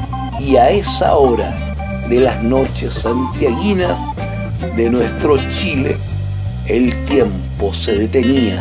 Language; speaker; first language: Spanish; native; Spanish